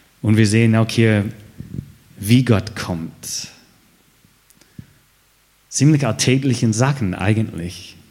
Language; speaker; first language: German; non-native, fluent; English